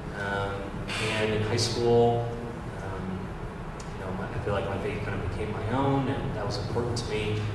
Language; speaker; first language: English; native; English